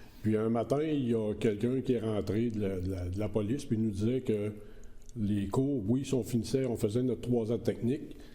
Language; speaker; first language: French; native; French